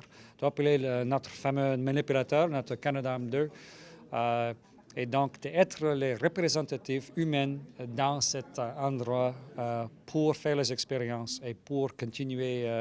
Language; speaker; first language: French; non-native, local second language; English